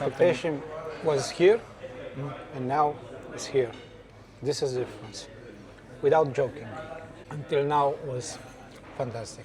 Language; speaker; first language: English; non-native, learner; Romanian